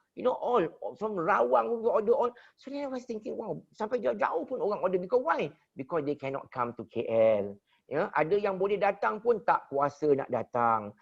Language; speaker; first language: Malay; native; Malay